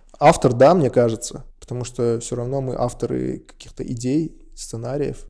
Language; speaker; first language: Russian; non-native, local second language; Uzbek